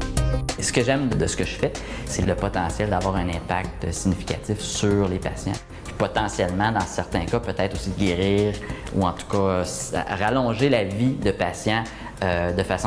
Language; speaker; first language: French; native; French